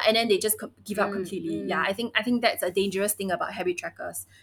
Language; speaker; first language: English; early bilingual, other home language; Chinese